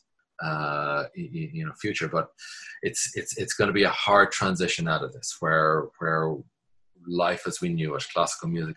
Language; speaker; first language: English; native; English